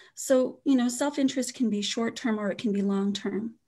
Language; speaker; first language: English; native; English